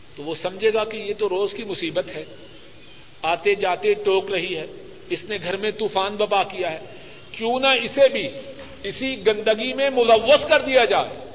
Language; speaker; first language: Urdu; non-native, local second language; Punjabi